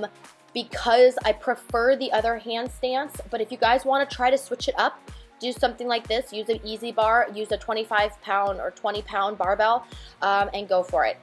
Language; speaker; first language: English; native; English